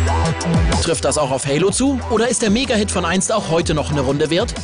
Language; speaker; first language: German; native; German